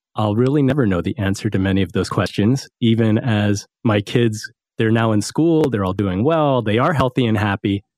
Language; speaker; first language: English; native; English